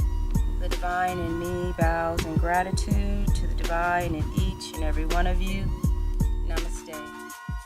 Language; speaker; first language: English; native; English